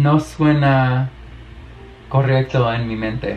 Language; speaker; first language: Spanish; non-native, learner; English